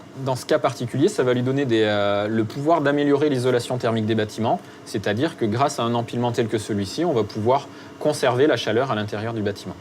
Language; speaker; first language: French; native; French